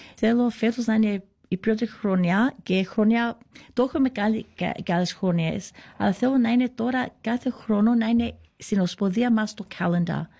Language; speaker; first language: Greek; early bilingual, heritage; Greek